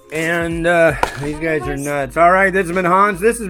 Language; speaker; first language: English; native; English